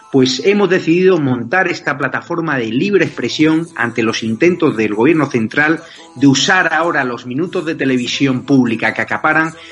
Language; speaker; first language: Spanish; native; Spanish